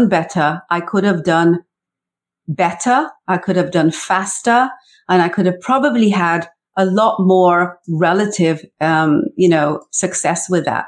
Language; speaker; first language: English; native; English